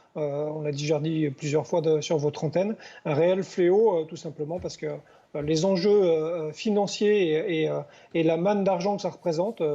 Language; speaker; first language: French; native; French